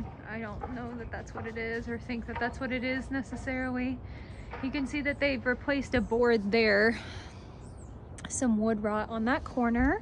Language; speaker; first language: English; native; English